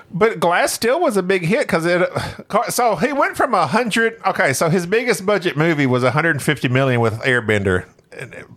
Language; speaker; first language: English; native; English